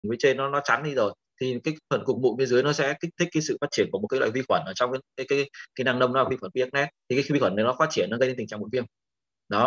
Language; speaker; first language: Vietnamese; native; Vietnamese